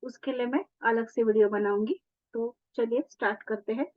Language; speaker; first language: Hindi; non-native, local second language; Marathi